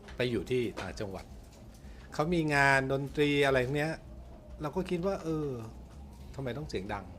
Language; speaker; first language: Thai; native; Thai